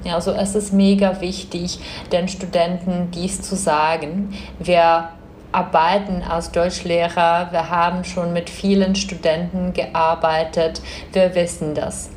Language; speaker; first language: German; non-native, fluent; Czech